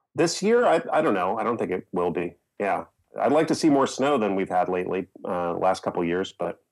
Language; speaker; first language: English; native; English